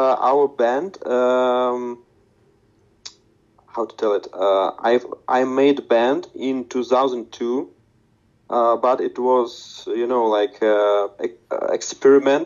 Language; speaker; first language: English; non-native, learner; Russian